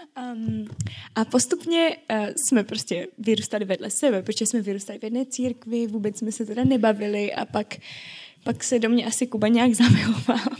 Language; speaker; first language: Czech; native; Czech